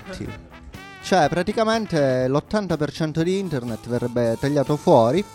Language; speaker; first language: Italian; native; Italian